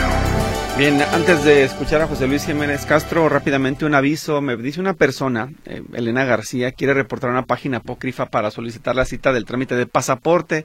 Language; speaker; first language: Spanish; native; Spanish